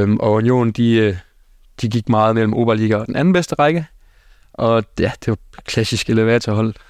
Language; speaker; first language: Danish; early bilingual, other home language; German